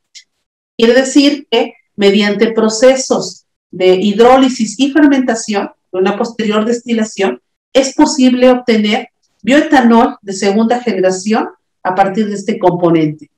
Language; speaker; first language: Spanish; native; Spanish